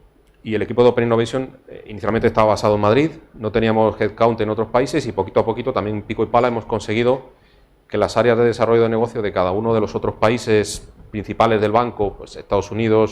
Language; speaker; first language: Spanish; native; Spanish